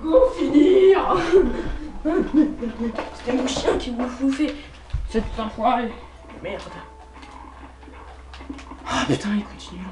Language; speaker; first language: French; native; French